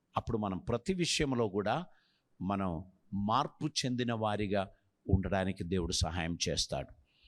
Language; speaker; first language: Telugu; non-native, fluent; Malayalam